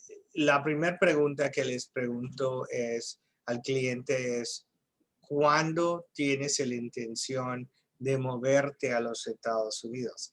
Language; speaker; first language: Spanish; early bilingual, heritage; English